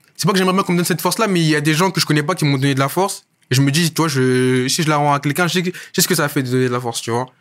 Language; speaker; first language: French; native; French